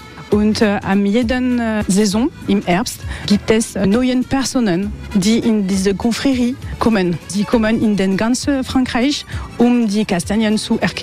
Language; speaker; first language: German; non-native, learner; French